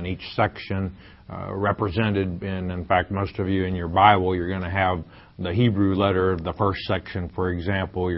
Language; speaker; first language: English; native; English